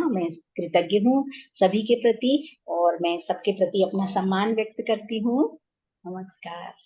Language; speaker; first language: Hindi; native; Hindi